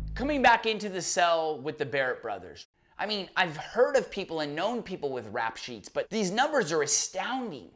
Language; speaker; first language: English; native; English